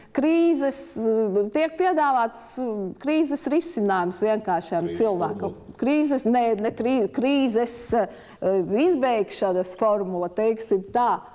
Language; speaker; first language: Latvian; native; Latvian